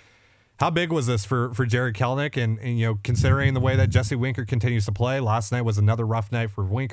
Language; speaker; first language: English; native; English